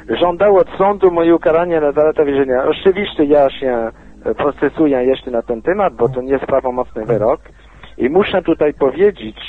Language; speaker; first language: Polish; non-native, fluent; French